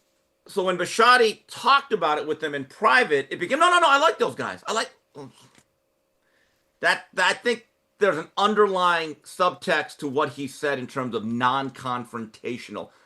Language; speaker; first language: English; native; English